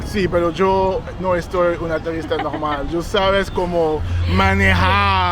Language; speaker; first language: Spanish; non-native, learner; English